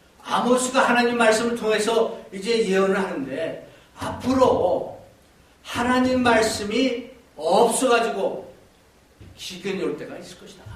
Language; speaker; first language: Korean; native; Korean